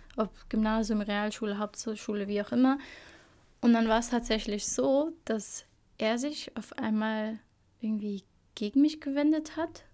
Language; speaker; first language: German; early bilingual, other home language; Albanian